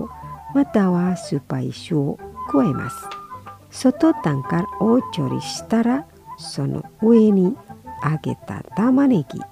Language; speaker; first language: Japanese; non-native, fluent; Indonesian